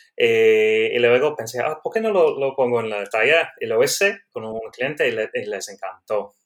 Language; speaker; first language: Spanish; non-native, learner; English